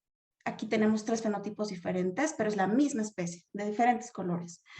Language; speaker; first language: Spanish; native; Spanish